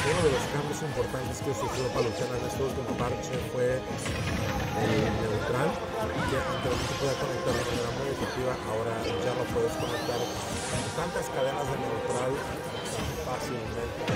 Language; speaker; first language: Spanish; native; Spanish